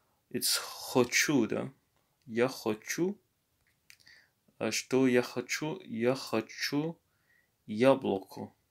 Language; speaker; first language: Russian; non-native, learner; Morisyen